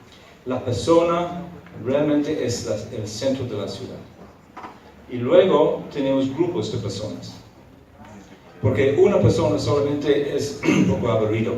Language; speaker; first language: Spanish; non-native, fluent; English